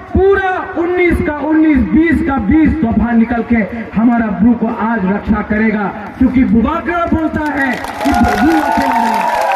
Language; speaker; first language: Hindi; non-native, local second language; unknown